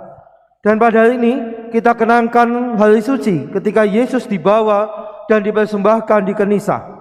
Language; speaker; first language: Indonesian; non-native, local second language; Javanese